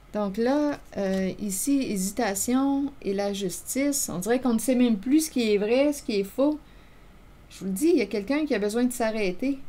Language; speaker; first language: French; native; French